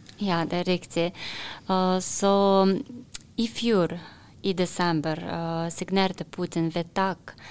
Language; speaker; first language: Norwegian; non-native, learner; Russian